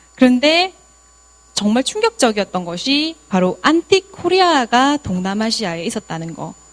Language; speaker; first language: Korean; native; Korean